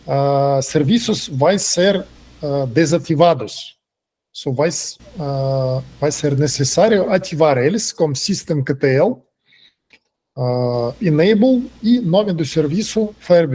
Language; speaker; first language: Portuguese; non-native, fluent; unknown